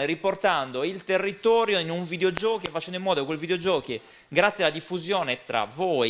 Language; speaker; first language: Italian; native; Italian